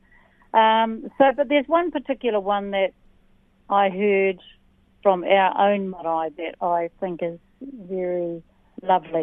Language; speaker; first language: English; native; English